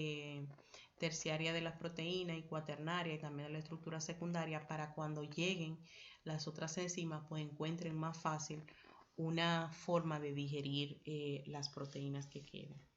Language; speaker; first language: Spanish; native; Spanish